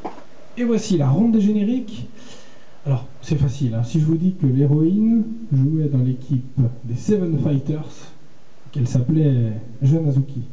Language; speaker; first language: French; native; French